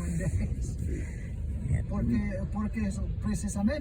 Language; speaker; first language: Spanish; non-native, learner; English